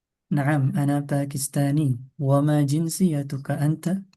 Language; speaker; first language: Arabic; non-native, fluent; Indonesian